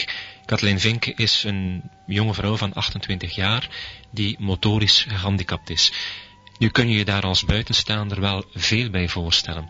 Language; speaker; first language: Dutch; native; Dutch